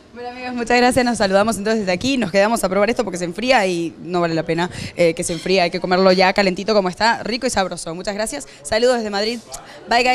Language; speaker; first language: Spanish; native; Spanish